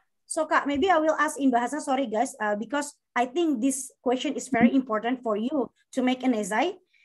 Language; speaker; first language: English; non-native, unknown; Indonesian